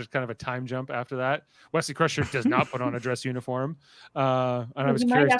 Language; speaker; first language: English; native; English